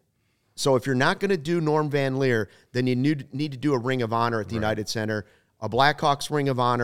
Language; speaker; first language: English; native; English